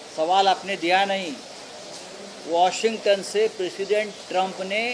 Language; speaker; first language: Hindi; non-native, local second language; Marathi